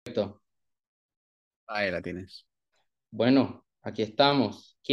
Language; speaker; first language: Spanish; native; Spanish